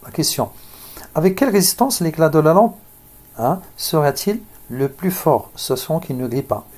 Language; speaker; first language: French; non-native, local second language; Arabic